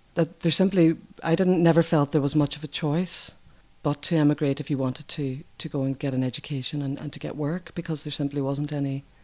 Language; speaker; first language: English; native; English